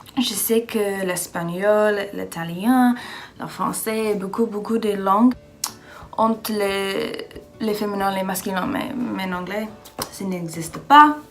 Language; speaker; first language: French; non-native, learner; English